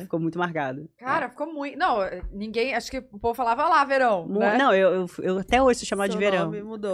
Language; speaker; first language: Portuguese; native; Portuguese